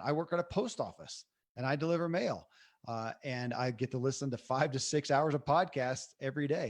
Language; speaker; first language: English; native; English